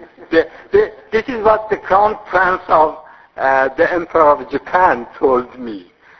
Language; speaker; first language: English; non-native, fluent; Persian